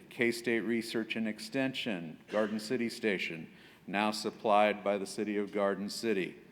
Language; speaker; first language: English; native; English